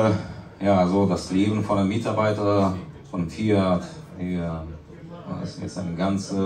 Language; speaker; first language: German; non-native, fluent; Italian